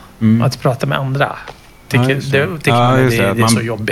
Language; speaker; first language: Swedish; non-native, fluent; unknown